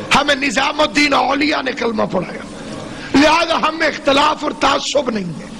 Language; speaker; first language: Urdu; non-native, local second language; Saraiki